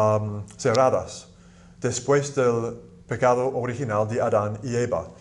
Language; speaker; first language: Spanish; non-native, fluent; English